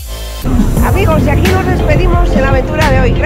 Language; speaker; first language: Spanish; native; Spanish